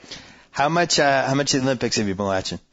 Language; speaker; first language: English; native; English